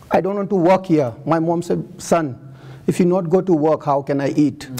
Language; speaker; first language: English; non-native, local second language; Gujarati